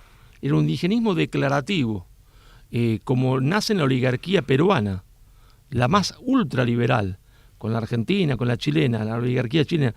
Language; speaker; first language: Spanish; native; Spanish